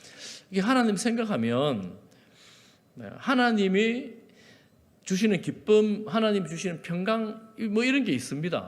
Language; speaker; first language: Korean; native; Korean